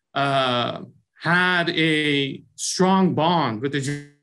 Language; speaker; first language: English; early bilingual, other home language; Persian